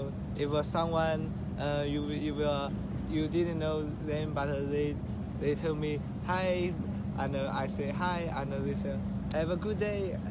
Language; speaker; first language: English; non-native, learner; Chinese